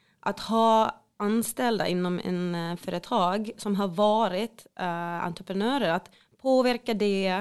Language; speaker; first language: Swedish; non-native, fluent; Finnish